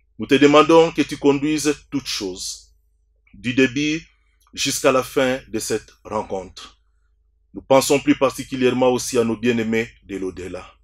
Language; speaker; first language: French; non-native, local second language; Swahili